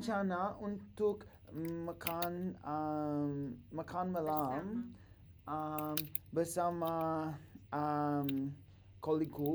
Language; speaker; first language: Indonesian; non-native, learner; English